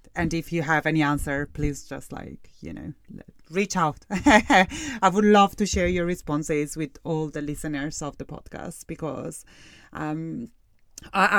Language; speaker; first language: English; non-native, fluent; Italian